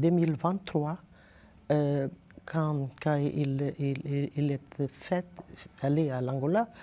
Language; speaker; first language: French; non-native, learner; Portuguese